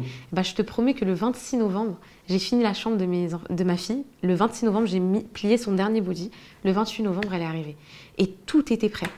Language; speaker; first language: French; native; French